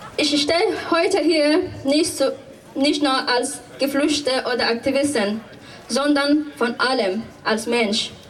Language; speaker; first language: German; non-native, fluent; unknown